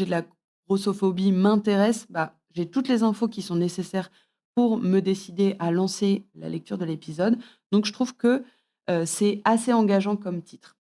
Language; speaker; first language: French; native; French